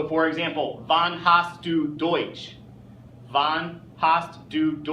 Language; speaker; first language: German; non-native, fluent; English